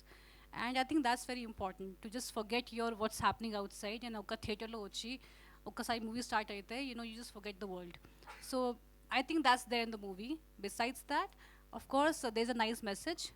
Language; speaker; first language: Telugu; non-native, learner; Hindi